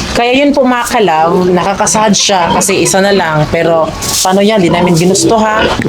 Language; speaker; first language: Filipino; non-native, local second language; Cebuano